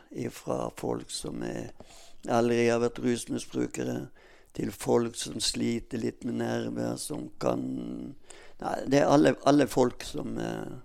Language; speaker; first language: Norwegian; native; Norwegian